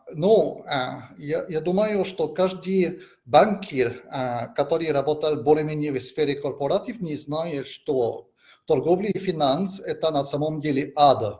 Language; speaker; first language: Russian; non-native, fluent; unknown